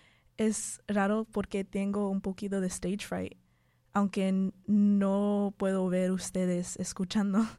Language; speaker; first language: Spanish; non-native, learner; English